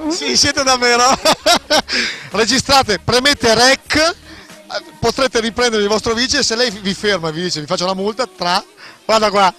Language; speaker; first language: Italian; native; Italian